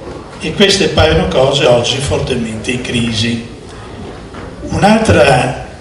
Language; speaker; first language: Italian; native; Italian